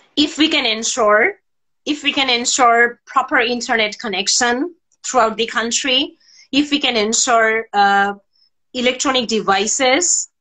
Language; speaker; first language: English; non-native, local second language; Bangla